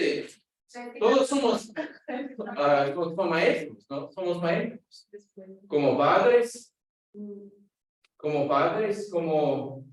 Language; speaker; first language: Spanish; non-native, fluent; English